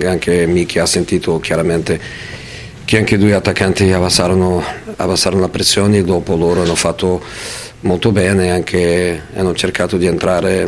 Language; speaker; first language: Italian; non-native, fluent; Portuguese